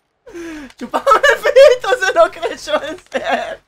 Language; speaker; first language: Spanish; native; Spanish